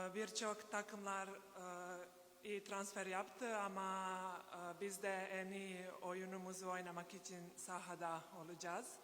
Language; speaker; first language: Turkish; non-native, learner; Serbian